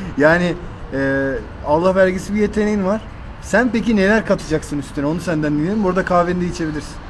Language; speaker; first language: Turkish; native; Turkish